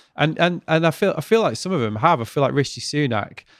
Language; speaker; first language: English; native; English